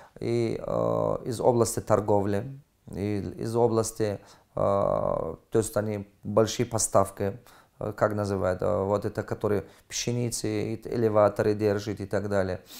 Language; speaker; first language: Russian; non-native, fluent; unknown